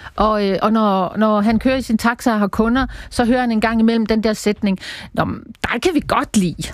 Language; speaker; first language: Danish; native; Danish